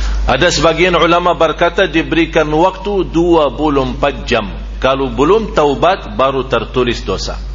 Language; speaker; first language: Indonesian; non-native, fluent; Arabic